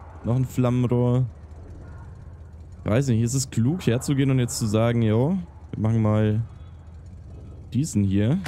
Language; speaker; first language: German; native; German